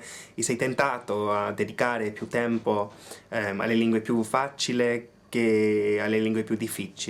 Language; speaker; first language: Italian; non-native, fluent; English